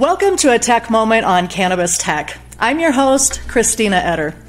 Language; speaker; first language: English; native; English